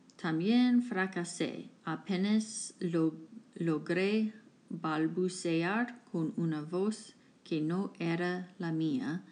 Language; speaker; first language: Spanish; non-native, learner; English